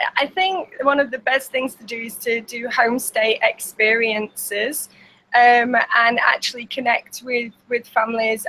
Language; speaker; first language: English; native; English